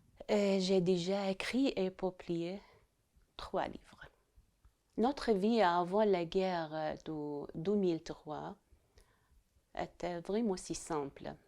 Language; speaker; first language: French; non-native, fluent; Arabic